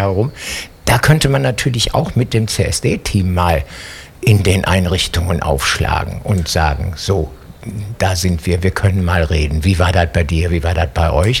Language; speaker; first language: German; native; German